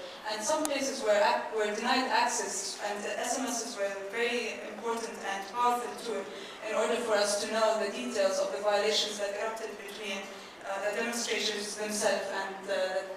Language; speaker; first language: English; non-native, fluent; Arabic